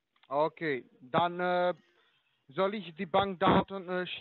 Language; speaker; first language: German; non-native, learner; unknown